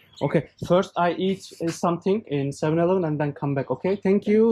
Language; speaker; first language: English; non-native, learner; Turkish